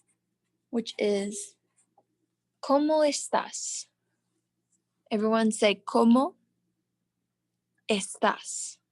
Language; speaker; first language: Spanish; non-native, learner; English